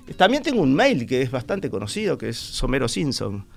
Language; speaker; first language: Spanish; native; Spanish